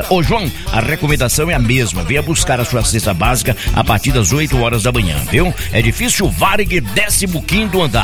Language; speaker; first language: Portuguese; native; Portuguese